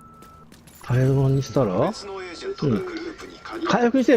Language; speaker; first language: Japanese; native; Japanese